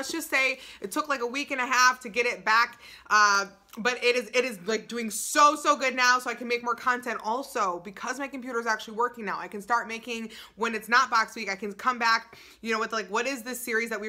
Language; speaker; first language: English; native; English